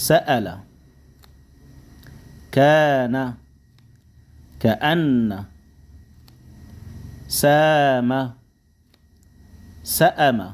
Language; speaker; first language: Arabic; non-native, fluent; Indonesian